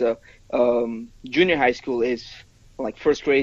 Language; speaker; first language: English; non-native, fluent; Spanish